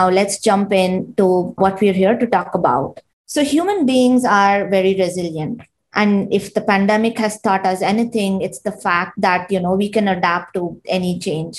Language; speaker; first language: English; non-native, local second language; Kannada